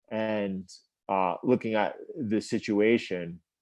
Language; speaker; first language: English; native; English